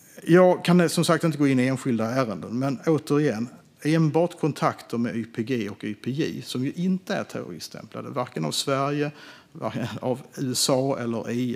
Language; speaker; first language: Swedish; native; Swedish